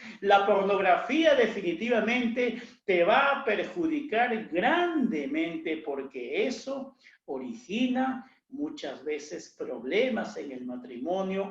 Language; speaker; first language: Spanish; native; Spanish